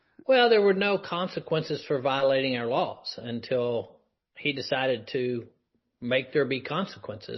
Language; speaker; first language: English; native; English